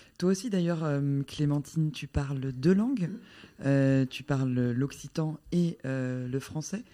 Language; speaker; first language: French; native; French